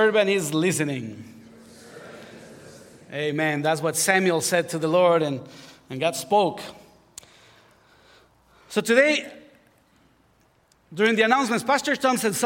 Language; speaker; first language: English; non-native, fluent; Spanish